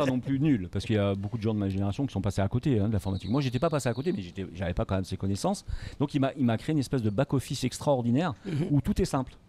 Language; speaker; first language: French; native; French